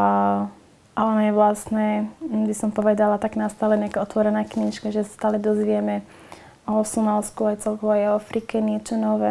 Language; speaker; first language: Slovak; non-native, learner; Somali